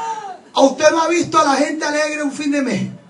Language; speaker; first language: Spanish; native; Spanish